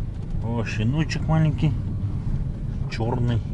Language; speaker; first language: Russian; non-native, local second language; Yakut